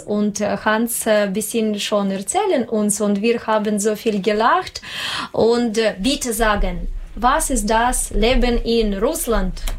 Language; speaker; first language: German; non-native, learner; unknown